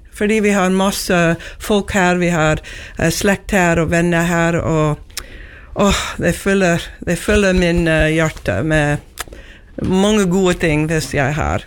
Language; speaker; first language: Norwegian; non-native, learner; English